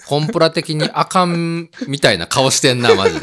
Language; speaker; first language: Japanese; native; Japanese